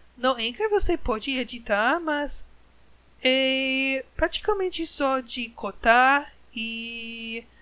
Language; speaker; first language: Portuguese; non-native, learner; English